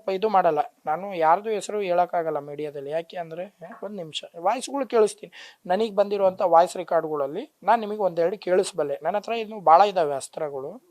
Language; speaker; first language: Kannada; non-native, local second language; Lambadi